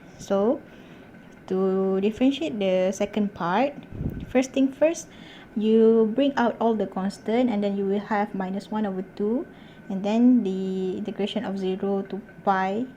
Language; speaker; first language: English; non-native, local second language; Malay